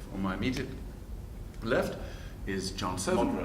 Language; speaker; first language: English; native; English